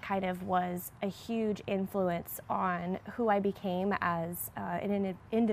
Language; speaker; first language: English; native; English